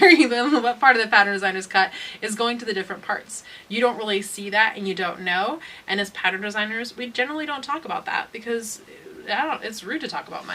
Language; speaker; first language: English; native; English